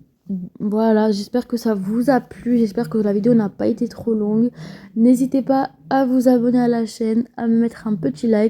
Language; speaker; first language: French; native; French